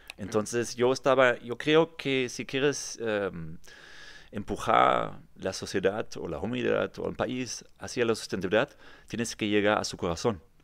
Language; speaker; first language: Spanish; non-native, fluent; German